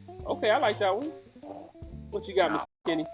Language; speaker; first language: English; native; English